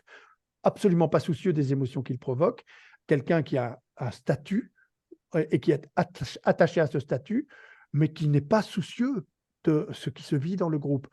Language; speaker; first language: French; native; French